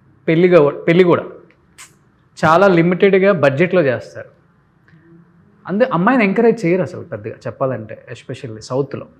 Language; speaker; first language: Telugu; native; Telugu